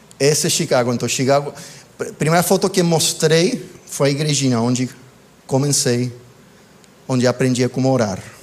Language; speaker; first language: Portuguese; non-native, fluent; English